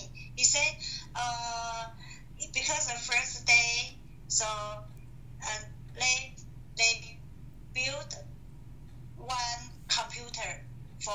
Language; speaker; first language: English; non-native, learner; Chinese